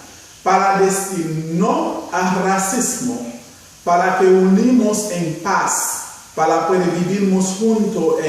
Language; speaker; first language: Spanish; non-native, fluent; Haitian Creole